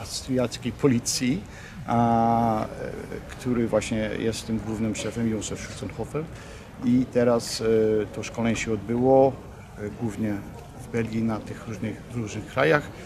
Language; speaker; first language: Polish; early bilingual, heritage; Polish